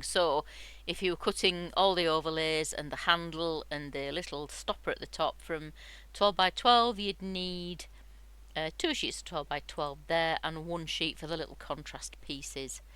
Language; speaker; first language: English; native; English